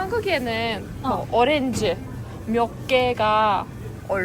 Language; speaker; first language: Korean; non-native, fluent; Azerbaijani